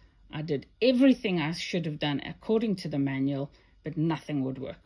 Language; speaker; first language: English; native; English